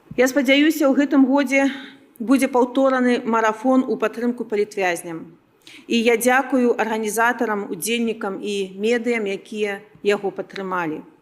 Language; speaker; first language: Belarusian; non-native, local second language; Russian